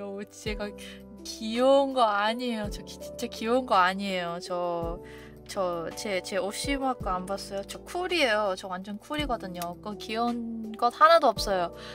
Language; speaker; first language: Korean; early bilingual, heritage; Korean